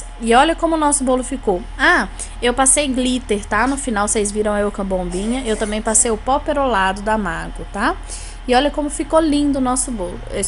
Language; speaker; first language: Portuguese; native; Portuguese